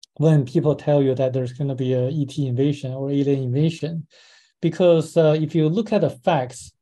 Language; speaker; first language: English; non-native, fluent; Chinese